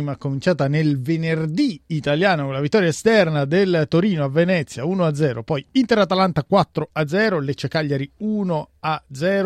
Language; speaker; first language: Italian; native; Italian